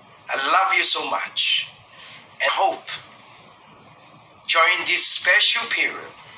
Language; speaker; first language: English; non-native, fluent; Chinese